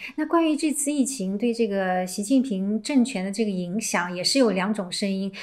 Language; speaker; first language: Chinese; native; Chinese